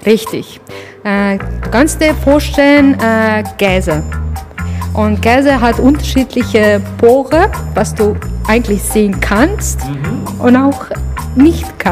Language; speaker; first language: German; non-native, learner; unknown